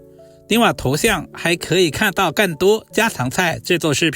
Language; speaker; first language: Chinese; native; Chinese